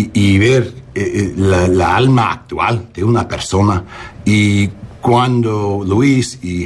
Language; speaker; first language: Spanish; early bilingual, heritage; English